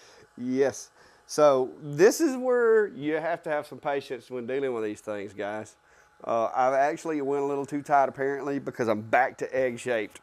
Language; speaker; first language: English; native; English